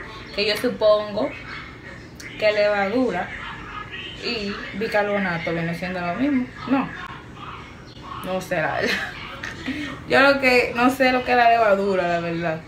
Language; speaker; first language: Spanish; native; Spanish